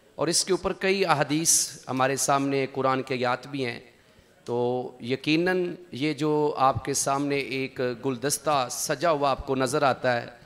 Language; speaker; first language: Urdu; non-native, local second language; Punjabi